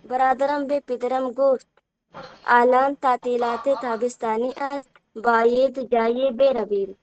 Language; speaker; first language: Persian; non-native, learner; Urdu